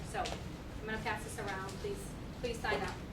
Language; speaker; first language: English; native; English